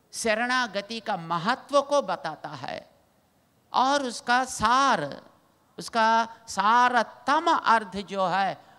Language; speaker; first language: Hindi; non-native, local second language; Telugu